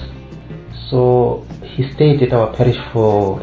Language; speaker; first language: English; non-native, local second language; Shona